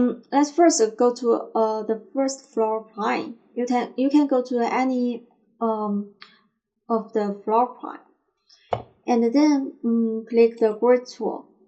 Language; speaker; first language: English; non-native, fluent; Chinese